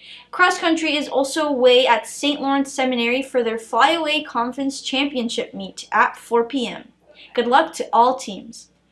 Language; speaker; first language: English; native; English